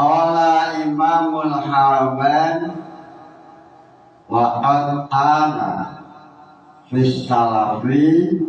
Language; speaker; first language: Arabic; non-native, fluent; Indonesian